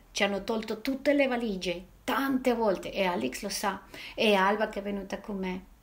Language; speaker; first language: Italian; non-native, fluent; Spanish